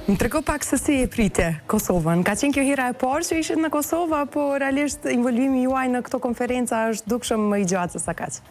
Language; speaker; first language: Albanian; native; Albanian